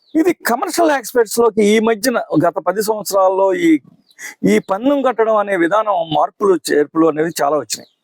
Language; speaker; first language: Telugu; native; Telugu